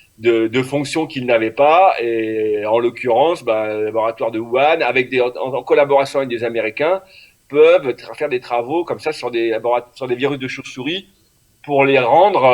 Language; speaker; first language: French; native; French